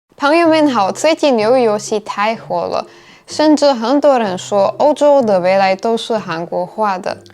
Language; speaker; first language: Chinese; non-native, fluent; Russian